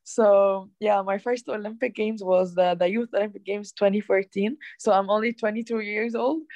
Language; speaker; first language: English; non-native, fluent; Arabic